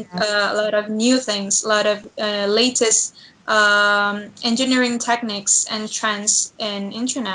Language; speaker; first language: English; non-native, learner; Indonesian